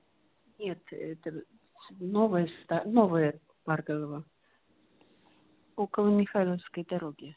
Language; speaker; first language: Russian; native; Russian